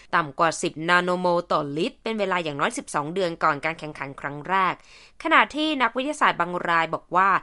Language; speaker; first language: Thai; native; Thai